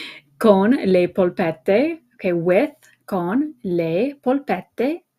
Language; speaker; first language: Italian; non-native, fluent; English